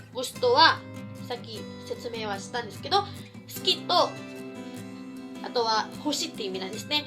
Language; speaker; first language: Japanese; non-native, fluent; Cebuano